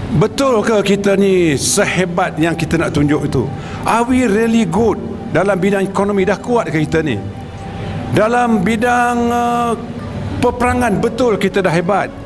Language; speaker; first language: Malay; native; Malay